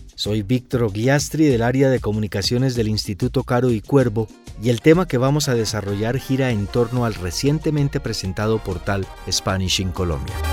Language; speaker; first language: Spanish; native; Spanish